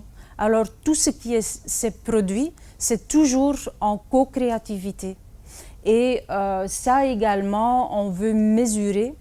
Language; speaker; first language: French; non-native, fluent; Dutch